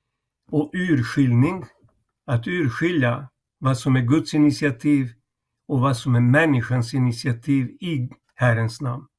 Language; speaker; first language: Swedish; non-native, fluent; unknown